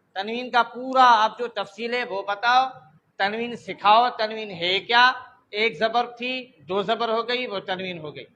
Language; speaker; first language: Urdu; non-native, local second language; Sindhi